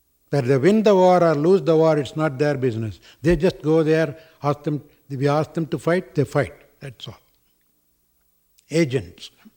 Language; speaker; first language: English; non-native, local second language; Tamil